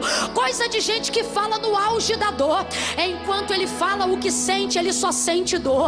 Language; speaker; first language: Portuguese; native; Portuguese